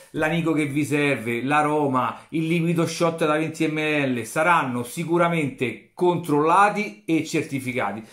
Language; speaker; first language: Italian; native; Italian